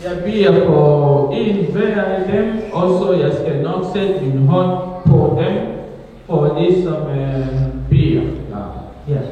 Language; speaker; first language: Danish; non-native, fluent; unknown